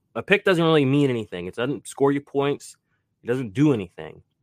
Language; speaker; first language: English; native; English